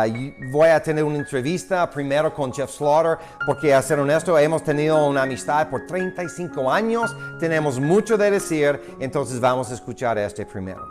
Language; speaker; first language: Spanish; non-native, fluent; English